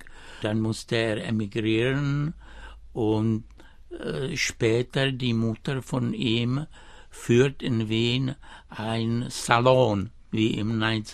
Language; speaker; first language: German; non-native, fluent; Czech